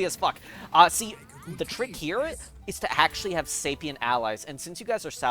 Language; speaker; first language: English; native; English